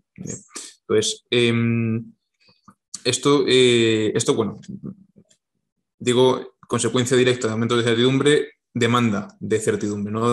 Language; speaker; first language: Spanish; native; Spanish